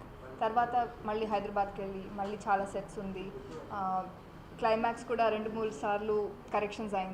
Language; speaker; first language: Telugu; non-native, fluent; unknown